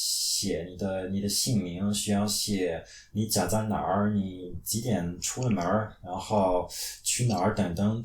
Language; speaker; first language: Chinese; non-native, fluent; French